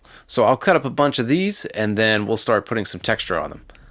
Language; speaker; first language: English; native; English